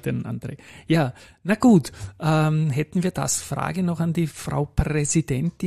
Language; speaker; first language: German; native; German